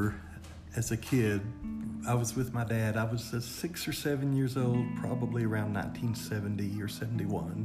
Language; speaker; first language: English; native; English